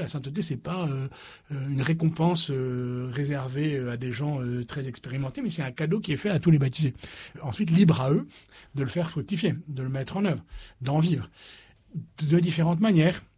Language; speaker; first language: French; native; French